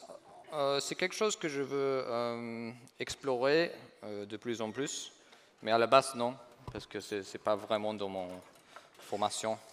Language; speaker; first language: French; non-native, fluent; English